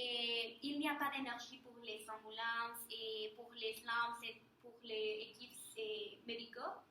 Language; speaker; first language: French; non-native, learner; Spanish